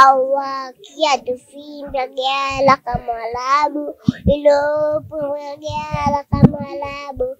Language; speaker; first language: Arabic; non-native, learner; Swahili